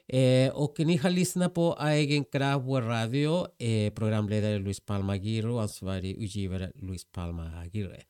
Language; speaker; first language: Swedish; non-native, fluent; Spanish